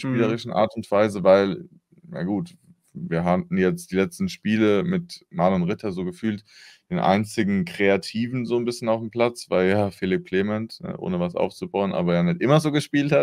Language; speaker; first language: German; native; German